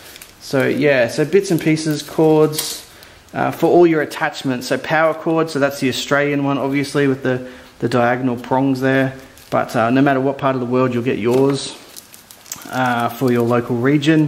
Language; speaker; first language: English; native; English